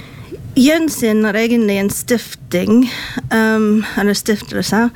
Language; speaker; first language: Norwegian; non-native, fluent; English